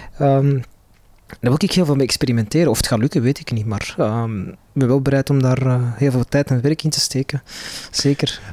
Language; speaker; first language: Dutch; non-native, local second language; Arabic